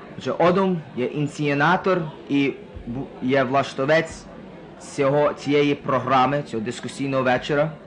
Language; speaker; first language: Ukrainian; early bilingual, heritage; Ukrainian